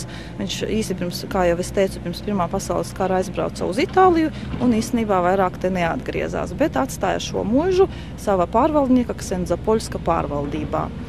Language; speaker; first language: Latvian; native; Latvian